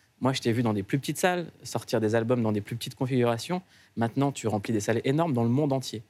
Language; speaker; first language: French; native; French